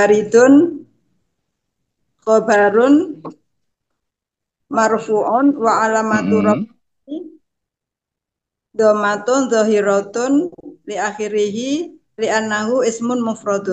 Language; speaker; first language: Arabic; non-native, learner; Indonesian